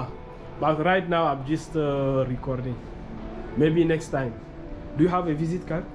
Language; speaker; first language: English; non-native, fluent; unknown